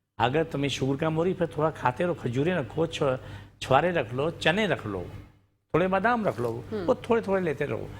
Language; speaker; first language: Urdu; non-native, local second language; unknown